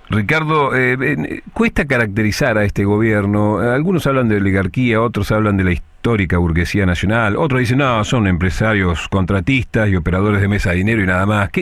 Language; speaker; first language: Spanish; native; Spanish